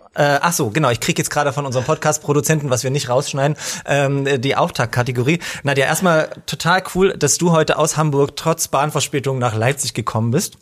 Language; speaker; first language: German; native; German